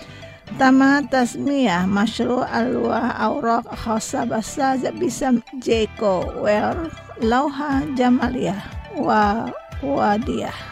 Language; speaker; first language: Arabic; non-native, fluent; Indonesian